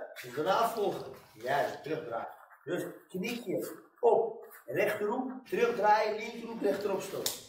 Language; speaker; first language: Dutch; native; Dutch